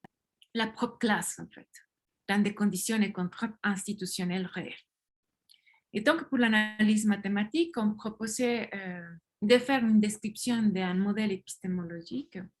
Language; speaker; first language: French; non-native, fluent; Spanish